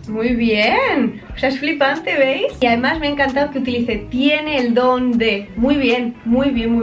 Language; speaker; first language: Spanish; native; Spanish